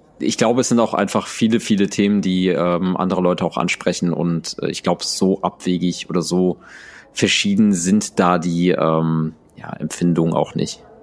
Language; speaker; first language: German; early bilingual, other home language; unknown